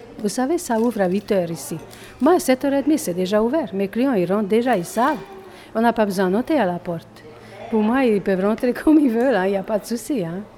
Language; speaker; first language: French; non-native, fluent; Bosnian